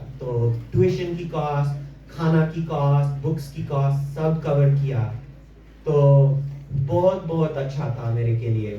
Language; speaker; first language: Hindi; early bilingual, heritage; English